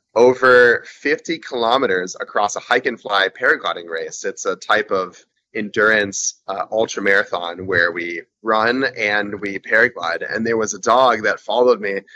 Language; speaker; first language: English; native; English